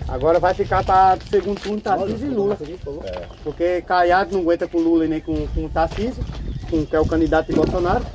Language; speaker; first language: Portuguese; native; Portuguese